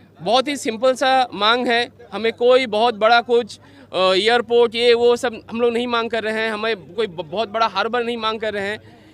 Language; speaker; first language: Hindi; non-native, local second language; Bangla